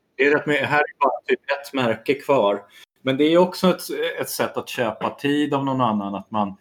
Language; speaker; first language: Swedish; native; Swedish